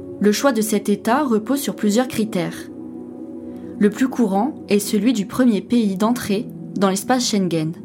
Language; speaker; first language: French; native; French